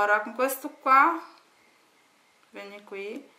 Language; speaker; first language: Italian; non-native, learner; Portuguese